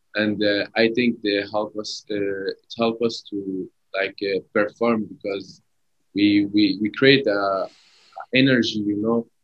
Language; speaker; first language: English; early bilingual, other home language; Arabic